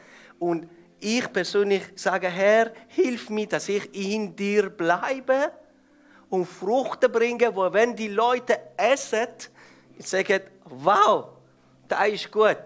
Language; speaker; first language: German; non-native, fluent; Persian